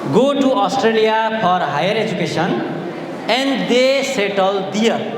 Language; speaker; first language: English; non-native, local second language; Nepali